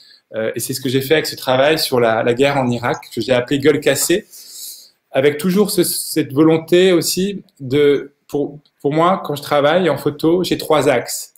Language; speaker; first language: French; native; French